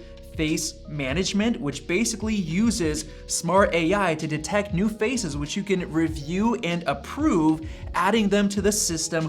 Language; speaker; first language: English; native; English